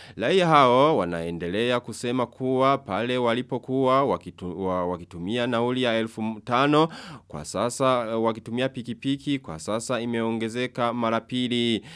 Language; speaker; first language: Swahili; non-native, local second language; Rundi